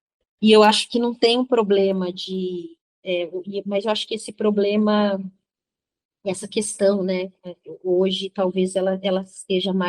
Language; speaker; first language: Portuguese; native; Portuguese